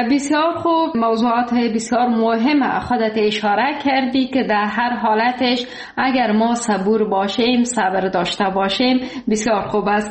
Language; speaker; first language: Persian; native; Persian